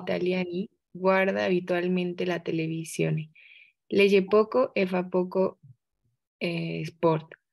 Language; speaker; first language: Italian; non-native, learner; Spanish